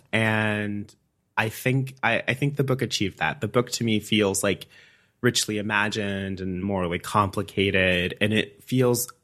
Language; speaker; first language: English; native; English